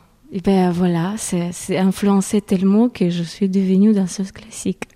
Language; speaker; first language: French; non-native, fluent; Ukrainian